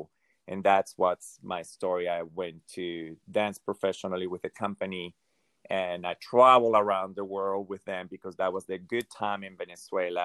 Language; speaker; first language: English; non-native, fluent; Hungarian